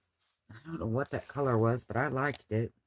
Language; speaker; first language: English; native; English